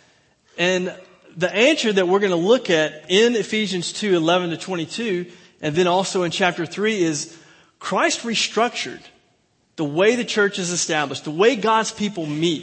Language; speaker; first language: English; native; English